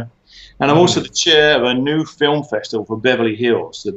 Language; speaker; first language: English; native; English